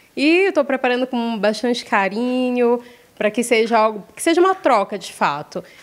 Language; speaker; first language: Portuguese; native; Portuguese